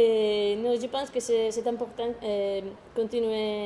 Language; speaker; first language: French; non-native, fluent; Spanish